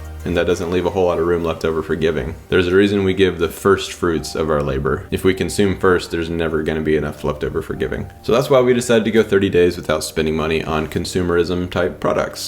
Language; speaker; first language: English; native; English